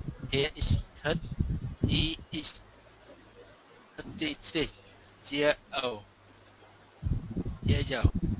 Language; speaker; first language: English; non-native, learner; Vietnamese